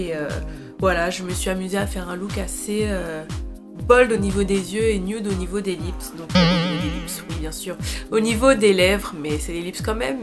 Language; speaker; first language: French; native; French